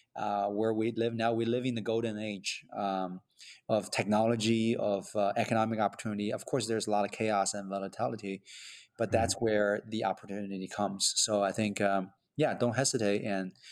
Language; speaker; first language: English; early bilingual, other home language; Chinese